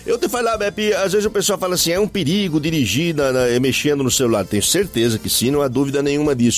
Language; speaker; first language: Portuguese; native; Portuguese